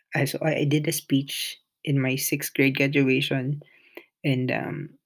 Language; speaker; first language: English; non-native, local second language; Filipino